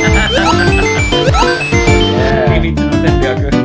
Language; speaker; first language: Japanese; non-native, fluent; English